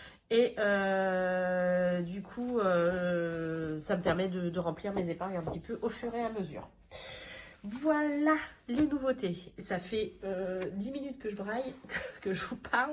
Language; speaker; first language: French; native; French